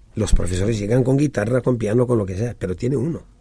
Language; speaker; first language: Spanish; early bilingual, other home language; Hebrew